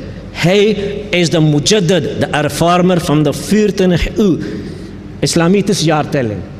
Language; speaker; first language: Dutch; non-native, learner; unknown